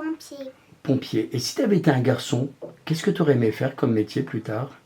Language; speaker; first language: French; native; French